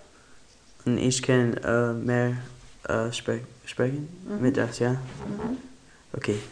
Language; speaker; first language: German; non-native, learner; English